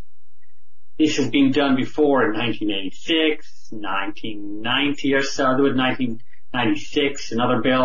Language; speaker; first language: English; native; English